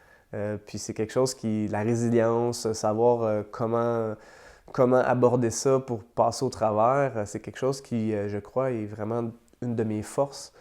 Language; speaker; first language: French; native; French